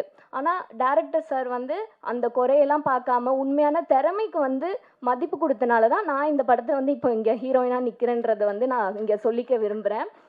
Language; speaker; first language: Tamil; native; Tamil